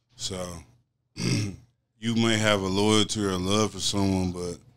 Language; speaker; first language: English; native; English